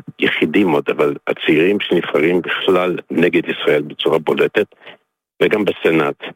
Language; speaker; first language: Hebrew; non-native, fluent; English